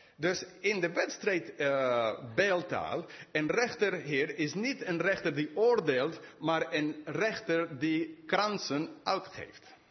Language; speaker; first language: Dutch; non-native, fluent; English